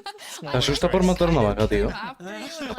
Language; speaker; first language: Spanish; native; Spanish